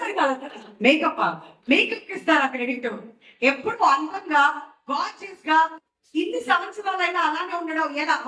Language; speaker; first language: Telugu; native; Telugu